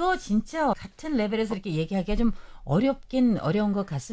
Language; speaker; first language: Korean; native; Korean